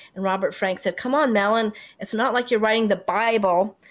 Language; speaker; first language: English; native; English